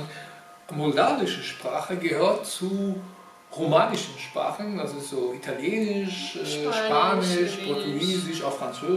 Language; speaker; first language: German; non-native, fluent; Georgian